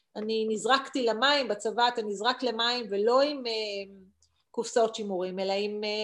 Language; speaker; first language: Hebrew; native; Hebrew